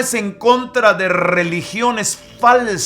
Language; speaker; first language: Spanish; native; Spanish